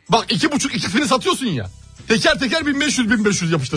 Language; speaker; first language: Turkish; native; Turkish